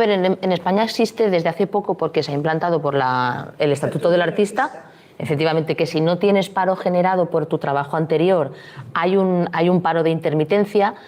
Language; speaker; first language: Spanish; native; Spanish